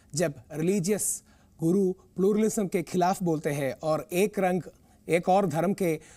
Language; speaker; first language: Hindi; non-native, local second language; Malayalam